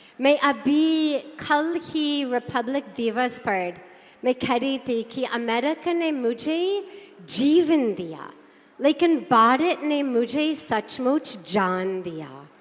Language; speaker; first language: Hindi; non-native, fluent; English